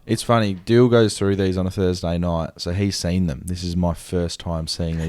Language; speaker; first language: English; native; English